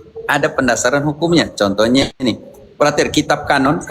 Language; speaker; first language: Indonesian; native; Indonesian